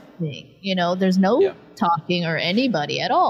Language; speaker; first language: English; native; English